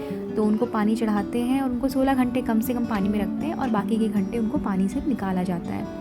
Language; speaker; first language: Hindi; native; Hindi